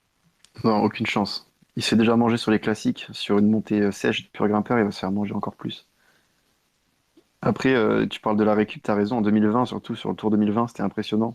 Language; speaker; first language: French; native; French